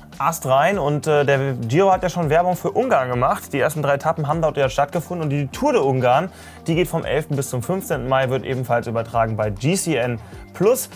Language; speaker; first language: German; native; German